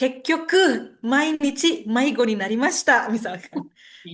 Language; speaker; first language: Japanese; non-native, fluent; Indonesian